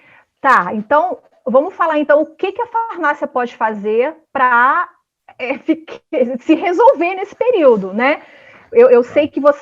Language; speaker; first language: Portuguese; native; Portuguese